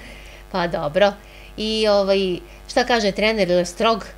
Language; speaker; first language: Serbian; native; Serbian